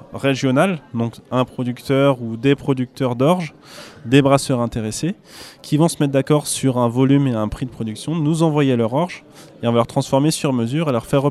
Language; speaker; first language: French; native; French